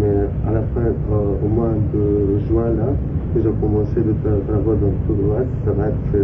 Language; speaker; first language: French; non-native, learner; Arabic